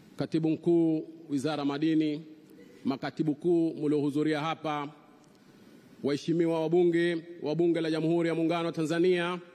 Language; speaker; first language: Swahili; native; Swahili